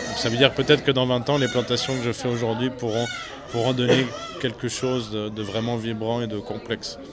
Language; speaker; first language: French; native; French